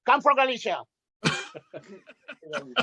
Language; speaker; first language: English; non-native, learner; Spanish